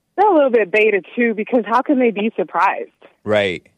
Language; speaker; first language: English; native; English